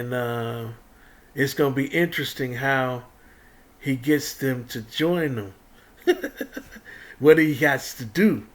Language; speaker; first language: English; native; English